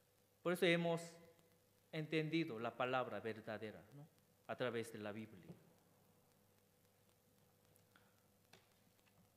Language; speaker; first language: Spanish; non-native, learner; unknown